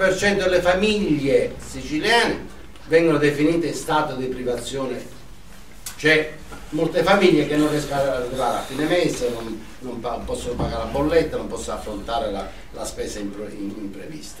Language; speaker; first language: Italian; native; Italian